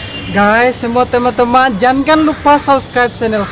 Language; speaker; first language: Indonesian; non-native, learner; Bangla